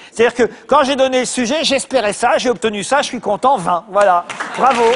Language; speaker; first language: French; native; French